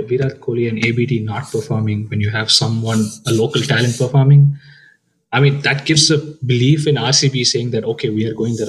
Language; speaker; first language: English; non-native, local second language; Tamil